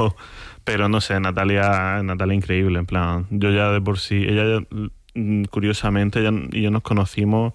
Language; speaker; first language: Spanish; native; Spanish